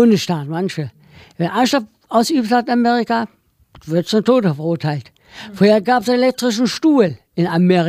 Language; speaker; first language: German; non-native, learner; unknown